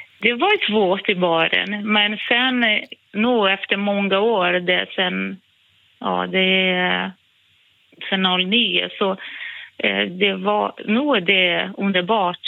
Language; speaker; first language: Swedish; non-native, fluent; Portuguese